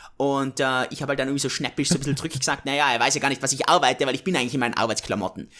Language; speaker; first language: German; native; German